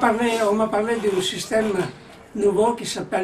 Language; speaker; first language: French; non-native, fluent; Italian